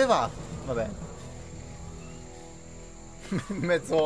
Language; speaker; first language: Italian; native; Italian